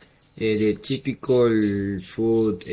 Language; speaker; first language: English; non-native, learner; Spanish